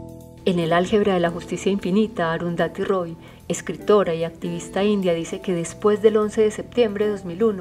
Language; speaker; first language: Spanish; native; Spanish